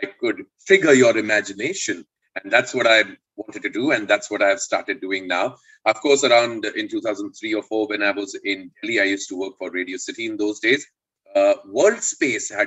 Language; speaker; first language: English; non-native, local second language; Hindi